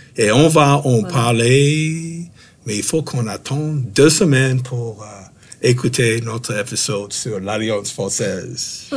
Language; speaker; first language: French; non-native, fluent; English